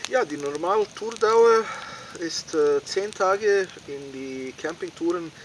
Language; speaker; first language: German; non-native, fluent; Serbian